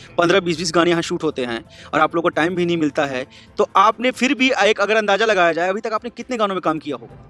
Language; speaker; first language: Hindi; native; Hindi